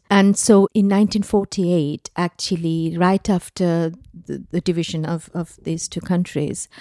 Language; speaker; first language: English; non-native, local second language; Bangla